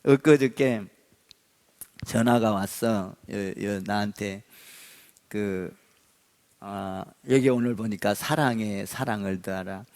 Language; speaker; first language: Korean; native; Korean